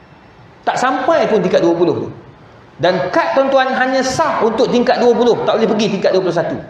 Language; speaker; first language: Malay; native; Malay